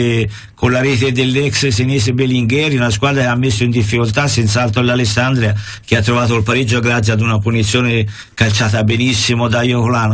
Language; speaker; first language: Italian; native; Italian